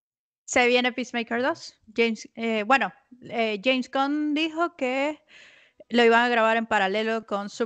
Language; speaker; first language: Spanish; native; Spanish